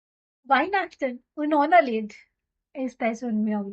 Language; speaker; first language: German; non-native, learner; Hindi